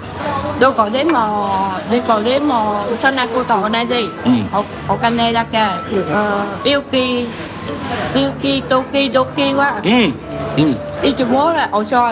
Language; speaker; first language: Japanese; non-native, learner; Vietnamese